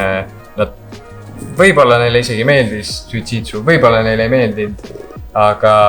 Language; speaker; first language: Estonian; native; Estonian